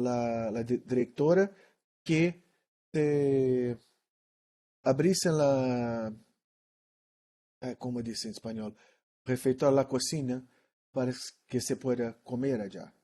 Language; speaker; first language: Spanish; non-native, learner; Portuguese